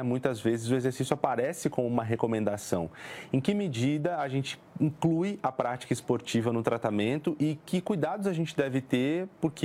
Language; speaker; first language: Portuguese; native; Portuguese